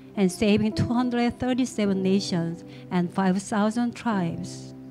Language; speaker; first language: English; non-native, learner; Korean